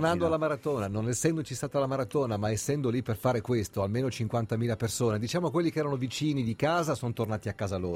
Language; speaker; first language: Italian; native; Italian